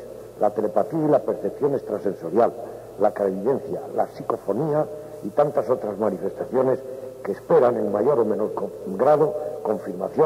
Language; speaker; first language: Spanish; native; Spanish